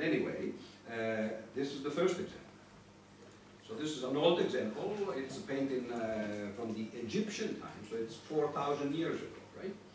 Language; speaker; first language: English; non-native, fluent; Italian